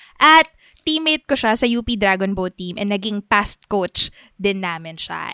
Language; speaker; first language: Filipino; native; Filipino